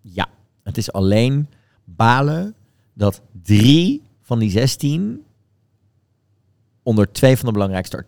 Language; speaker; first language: Dutch; native; Dutch